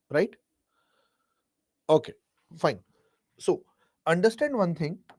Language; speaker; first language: English; non-native, local second language; Hindi